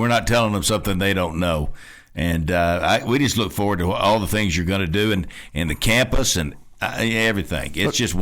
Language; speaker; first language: English; native; English